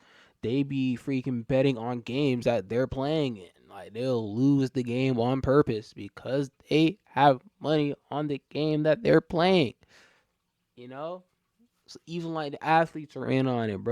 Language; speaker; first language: English; native; English